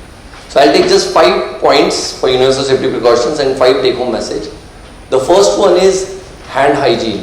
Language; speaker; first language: English; non-native, local second language; Marathi